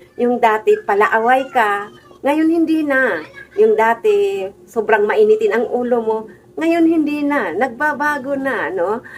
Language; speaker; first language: Filipino; non-native, local second language; Bikol